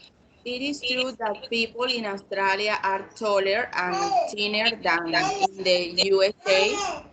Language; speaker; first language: English; non-native, learner; Spanish